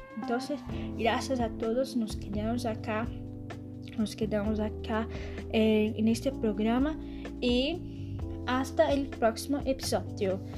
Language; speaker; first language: Spanish; non-native, learner; Portuguese